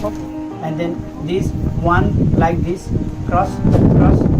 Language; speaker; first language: English; non-native, learner; Nepali